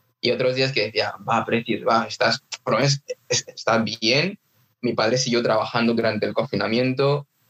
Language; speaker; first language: Spanish; early bilingual, other home language; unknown